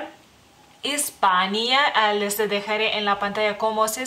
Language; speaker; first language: Spanish; non-native, fluent; Lithuanian